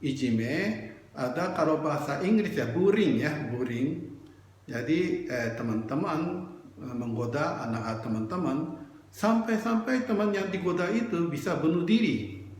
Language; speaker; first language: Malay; non-native, fluent; Japanese